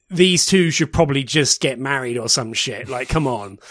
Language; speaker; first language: English; native; English